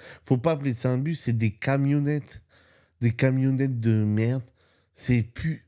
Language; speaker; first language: French; native; French